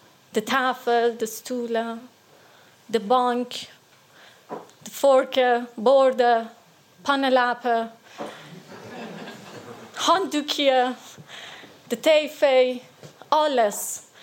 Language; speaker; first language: Dutch; non-native, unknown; Persian